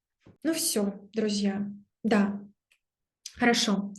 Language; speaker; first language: Russian; native; Russian